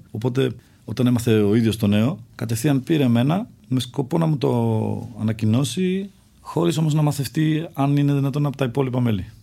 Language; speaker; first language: Greek; early bilingual, other home language; Czech